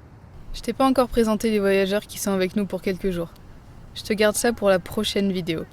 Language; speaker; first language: French; native; French